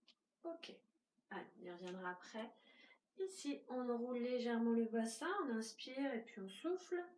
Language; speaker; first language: French; native; French